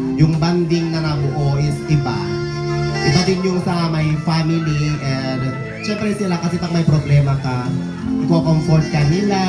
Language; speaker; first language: Filipino; non-native, local second language; Iloko